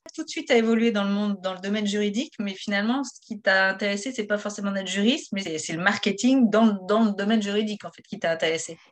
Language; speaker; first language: French; native; French